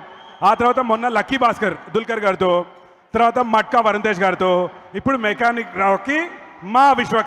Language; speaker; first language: Telugu; native; Telugu